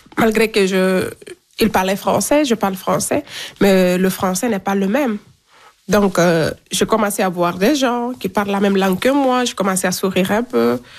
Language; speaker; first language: French; non-native, local second language; Fula